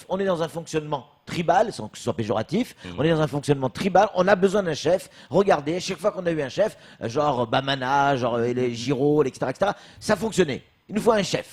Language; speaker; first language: French; native; French